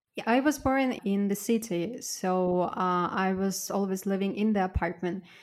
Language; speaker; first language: English; non-native, fluent; Russian